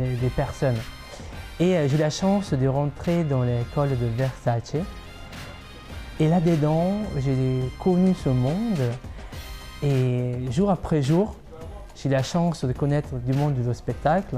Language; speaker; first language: French; non-native, fluent; Italian